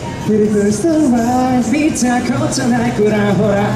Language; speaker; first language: Japanese; non-native, learner; Korean